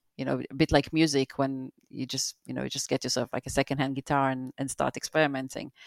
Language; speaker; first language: English; non-native, fluent; Hebrew